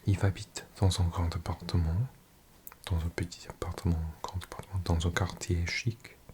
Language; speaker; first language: French; non-native, learner; English